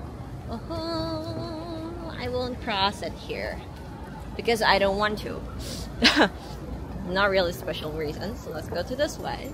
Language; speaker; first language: English; non-native, learner; Korean